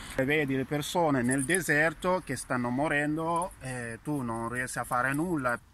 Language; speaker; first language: Italian; non-native, learner; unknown